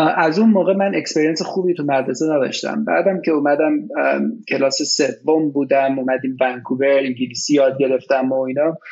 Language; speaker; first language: Persian; early bilingual, heritage; Persian